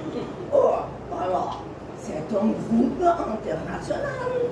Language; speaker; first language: French; non-native, learner; Portuguese